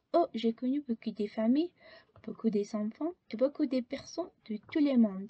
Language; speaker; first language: French; non-native, fluent; Spanish